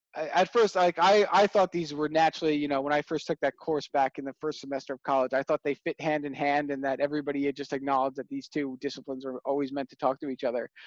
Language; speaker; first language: English; native; English